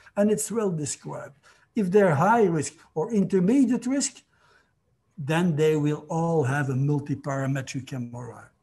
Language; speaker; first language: English; non-native, fluent; Dutch